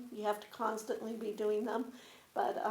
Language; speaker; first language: English; native; English